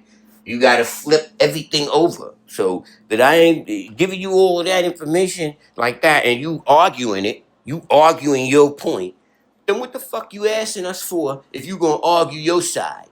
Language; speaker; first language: English; native; English